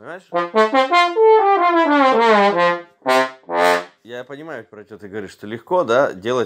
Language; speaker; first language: Russian; native; Russian